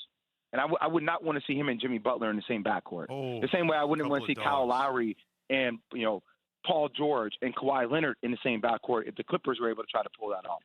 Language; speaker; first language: English; native; English